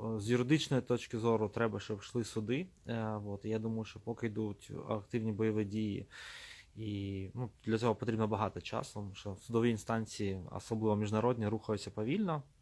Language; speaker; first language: Ukrainian; non-native, local second language; Russian